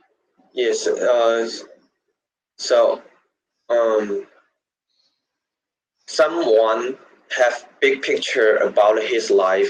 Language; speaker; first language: English; non-native, learner; Chinese